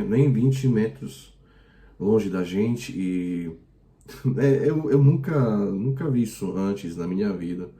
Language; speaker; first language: Portuguese; non-native, fluent; Croatian